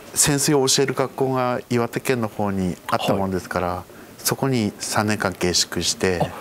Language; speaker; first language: Japanese; native; Japanese